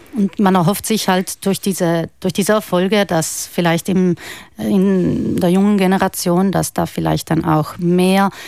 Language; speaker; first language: German; native; German